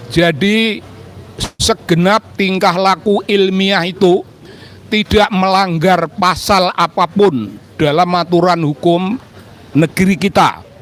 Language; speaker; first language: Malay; non-native, local second language; Javanese